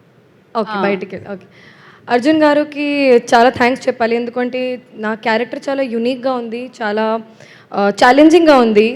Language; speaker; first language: Telugu; non-native, learner; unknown